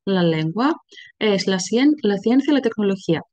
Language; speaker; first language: Spanish; non-native, fluent; Greek